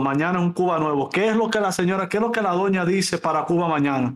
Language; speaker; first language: Spanish; native; Spanish